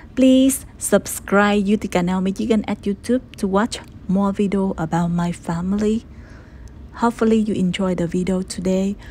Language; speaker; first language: English; non-native, learner; Vietnamese